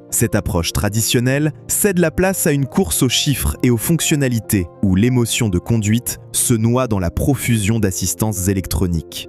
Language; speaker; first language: French; native; French